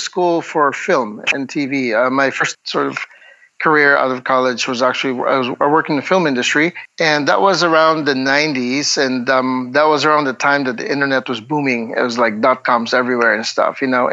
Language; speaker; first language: English; non-native, local second language; Hiligaynon